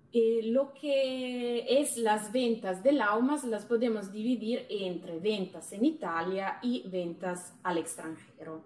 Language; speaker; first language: Spanish; non-native, fluent; Italian